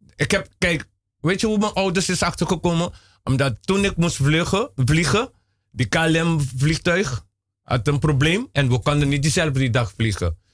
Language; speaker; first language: Dutch; non-native, local second language; Papiamento